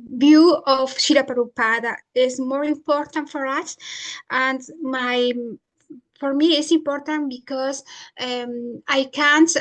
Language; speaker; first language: English; non-native, learner; Spanish